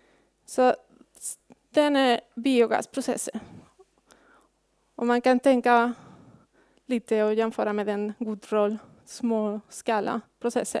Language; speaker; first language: Swedish; non-native, fluent; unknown